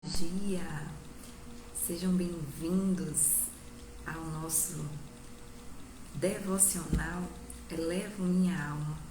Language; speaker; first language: Portuguese; native; Portuguese